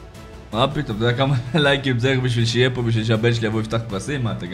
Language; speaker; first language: Hebrew; native; Hebrew